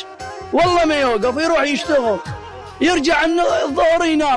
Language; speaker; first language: Arabic; native; Arabic